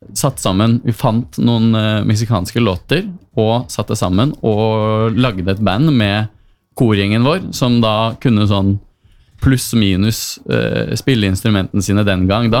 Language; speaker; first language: Norwegian; native; Norwegian